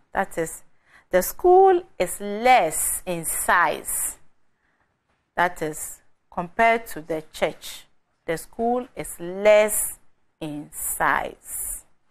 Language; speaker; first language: English; non-native, local second language; Akan